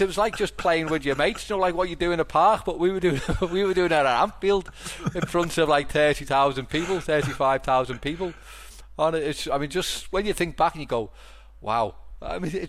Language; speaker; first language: English; native; English